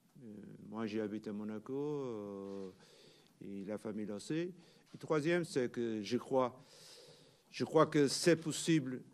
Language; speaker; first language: French; non-native, learner; Portuguese